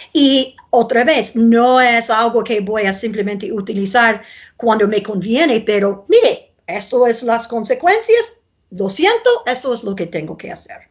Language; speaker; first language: Spanish; non-native, fluent; English